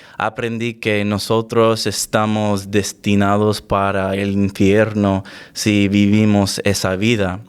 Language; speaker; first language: Spanish; non-native, fluent; English